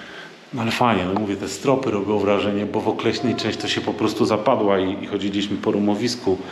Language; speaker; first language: Polish; native; Polish